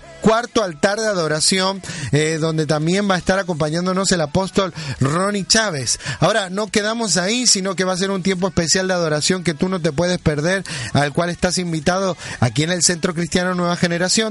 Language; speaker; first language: Spanish; native; Spanish